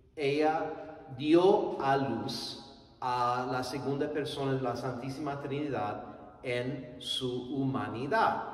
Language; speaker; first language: Spanish; non-native, fluent; English